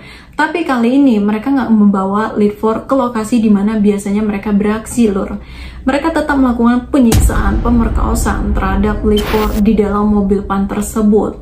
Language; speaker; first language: Indonesian; native; Indonesian